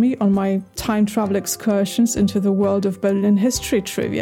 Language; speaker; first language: English; non-native, fluent; Polish